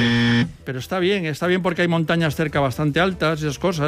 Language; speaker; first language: Spanish; native; Spanish